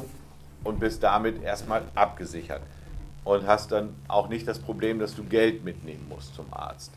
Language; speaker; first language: German; native; German